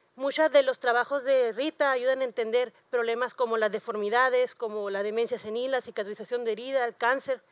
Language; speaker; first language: Spanish; native; Spanish